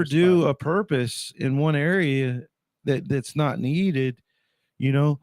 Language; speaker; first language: English; native; English